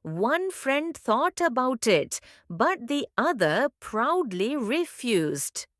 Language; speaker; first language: English; non-native, local second language; Tamil